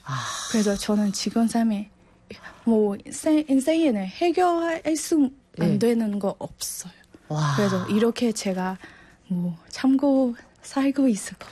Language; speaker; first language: Korean; non-native, learner; Burmese